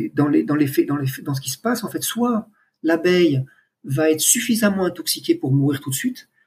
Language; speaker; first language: French; native; French